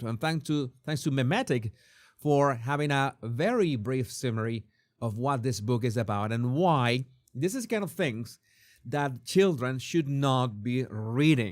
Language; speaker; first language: English; non-native, fluent; Spanish